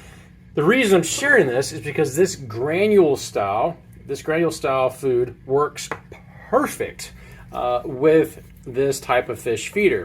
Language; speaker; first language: English; native; English